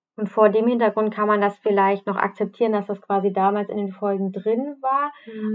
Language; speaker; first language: German; native; German